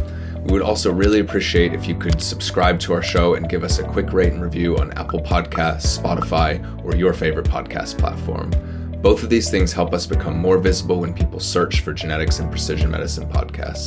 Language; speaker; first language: English; native; English